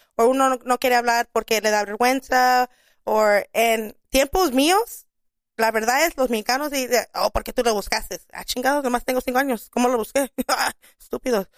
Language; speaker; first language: Spanish; early bilingual, other home language; English